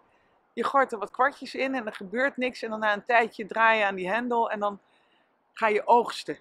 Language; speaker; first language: Dutch; native; Dutch